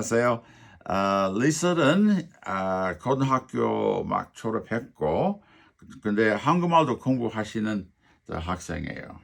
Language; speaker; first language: Korean; non-native, fluent; English